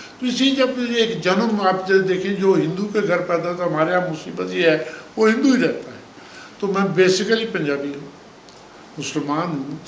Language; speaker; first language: Urdu; non-native, local second language; Punjabi